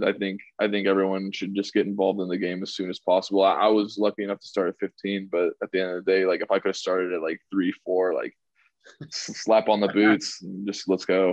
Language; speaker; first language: English; native; English